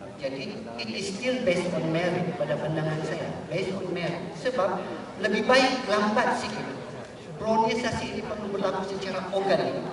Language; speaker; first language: Malay; native; Malay